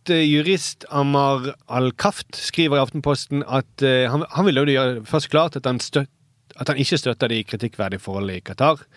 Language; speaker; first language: Norwegian; native; Norwegian